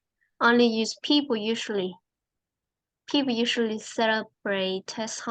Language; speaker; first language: English; non-native, fluent; Vietnamese